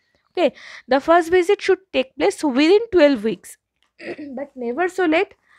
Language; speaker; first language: English; non-native, local second language; Bangla